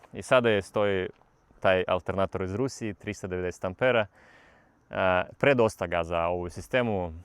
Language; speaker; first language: Bosnian; non-native, learner; Russian